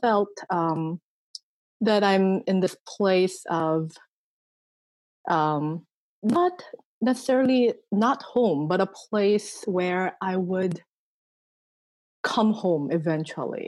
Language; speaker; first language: English; non-native, fluent; Korean